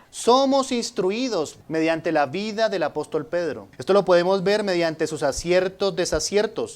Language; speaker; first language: Spanish; native; Spanish